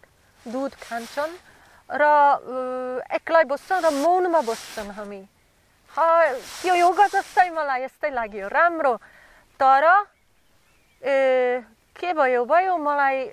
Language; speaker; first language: Nepali; non-native, learner; Slovak